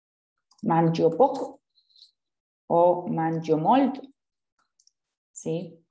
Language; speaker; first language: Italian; non-native, fluent; Spanish